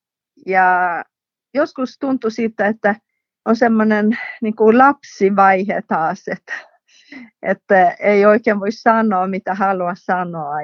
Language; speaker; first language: Finnish; non-native, fluent; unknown